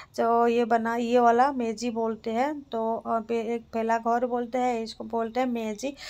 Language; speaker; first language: Hindi; non-native, local second language; Assamese